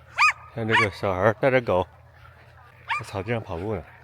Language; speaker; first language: Chinese; native; Chinese